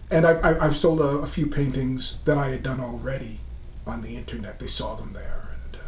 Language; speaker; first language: English; native; English